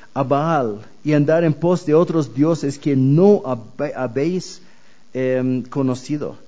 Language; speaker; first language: Spanish; non-native, fluent; English